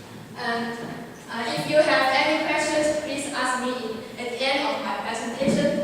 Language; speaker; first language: English; non-native, learner; Chinese